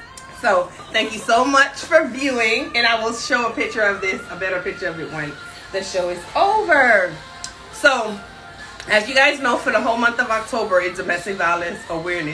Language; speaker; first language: English; native; English